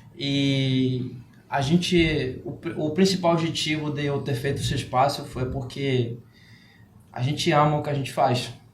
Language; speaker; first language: Portuguese; non-native, fluent; Spanish